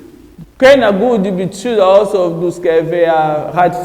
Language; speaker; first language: Swedish; non-native, fluent; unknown